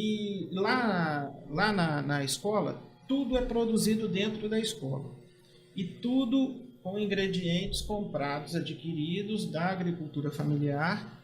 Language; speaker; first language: Portuguese; native; Portuguese